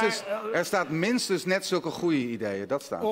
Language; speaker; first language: Dutch; native; Dutch